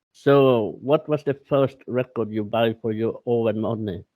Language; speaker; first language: English; non-native, learner; Swedish